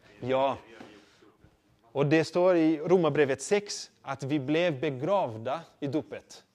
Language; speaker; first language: Swedish; non-native, fluent; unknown